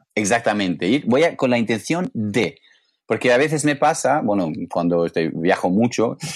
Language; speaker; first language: Spanish; non-native, fluent; English